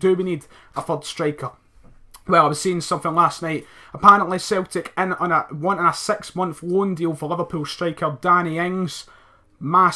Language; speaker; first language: English; native; English